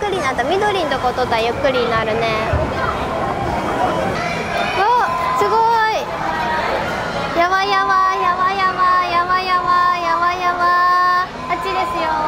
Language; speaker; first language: Japanese; native; Japanese